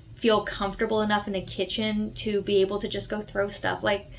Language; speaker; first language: English; native; English